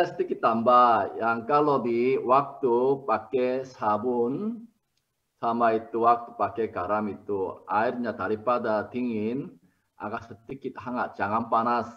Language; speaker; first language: Indonesian; non-native, learner; Korean